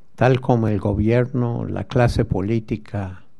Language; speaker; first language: Spanish; non-native, fluent; English